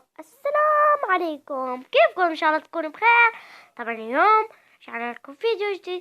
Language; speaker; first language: Arabic; native; Arabic